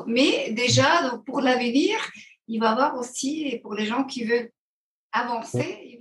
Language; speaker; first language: French; non-native, fluent; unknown